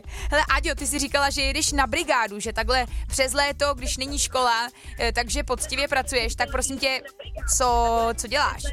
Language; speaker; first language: Czech; native; Czech